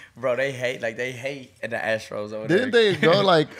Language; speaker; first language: English; native; English